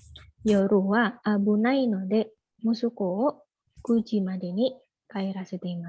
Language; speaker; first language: Japanese; non-native, fluent; Indonesian